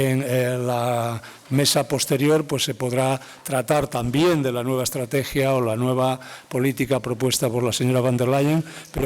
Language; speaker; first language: Spanish; native; Spanish